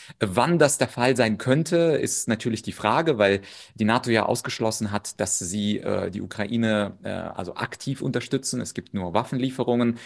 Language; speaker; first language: German; early bilingual, other home language; Russian